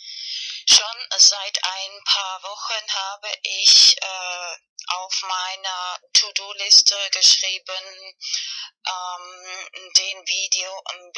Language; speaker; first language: German; non-native, learner; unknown